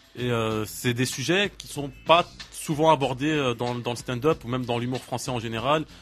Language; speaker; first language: French; native; French